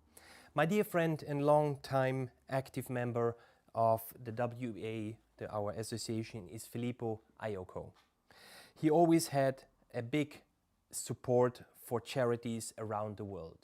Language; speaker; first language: English; non-native, fluent; German